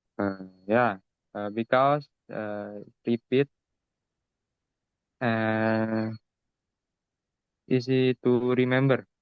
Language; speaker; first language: English; non-native, learner; Indonesian